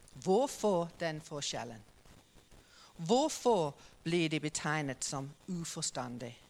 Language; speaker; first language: Norwegian; non-native, fluent; English